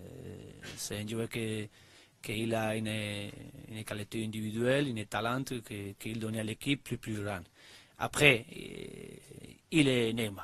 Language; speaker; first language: French; non-native, learner; Spanish